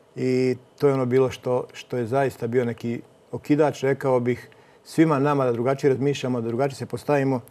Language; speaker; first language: Croatian; native; Croatian